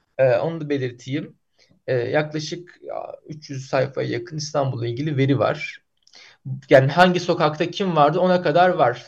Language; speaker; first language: Turkish; native; Turkish